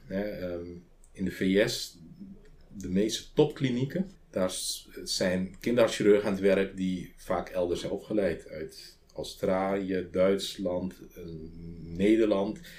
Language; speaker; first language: Dutch; non-native, local second language; Papiamento